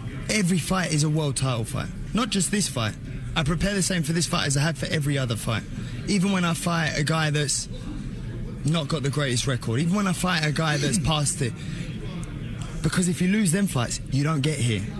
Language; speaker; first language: English; early bilingual, other home language; Spanish